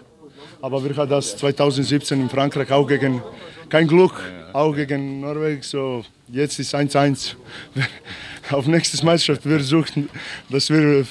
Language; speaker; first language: German; non-native, learner; Croatian